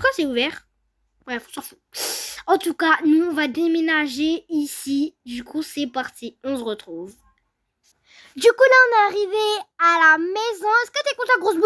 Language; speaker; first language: French; native; French